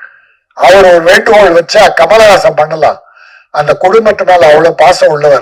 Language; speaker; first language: Tamil; native; Tamil